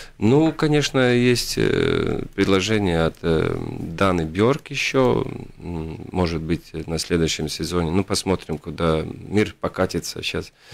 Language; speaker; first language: Russian; non-native, local second language; Latvian